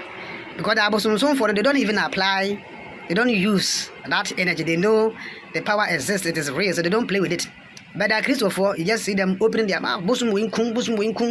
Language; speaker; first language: English; non-native, local second language; Akan